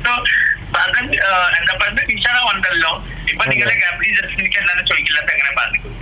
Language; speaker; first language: Malayalam; non-native, learner; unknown